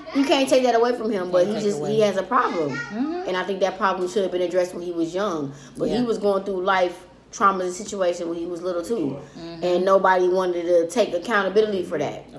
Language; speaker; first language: English; native; English